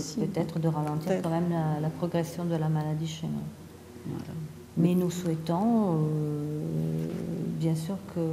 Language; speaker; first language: French; non-native, fluent; Italian